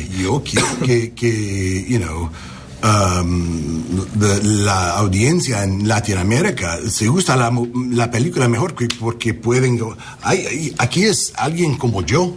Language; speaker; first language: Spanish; early bilingual, heritage; Spanish